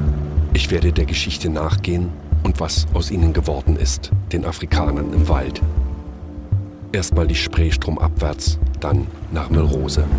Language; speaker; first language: German; native; German